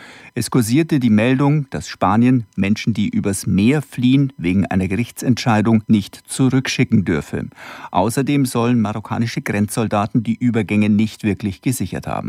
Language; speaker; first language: German; native; German